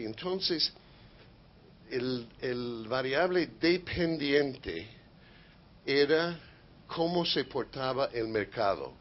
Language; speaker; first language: Spanish; non-native, fluent; English